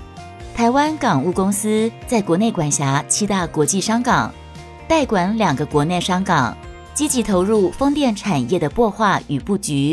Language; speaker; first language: Chinese; native; Chinese